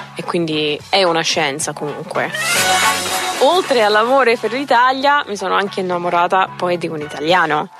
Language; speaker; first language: Italian; non-native, fluent; English